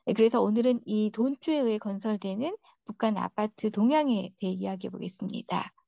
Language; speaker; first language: Korean; native; Korean